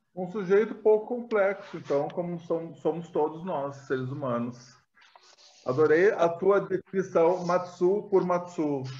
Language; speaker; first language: Portuguese; native; Portuguese